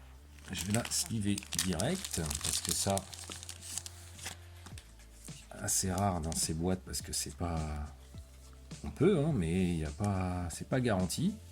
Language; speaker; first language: French; native; French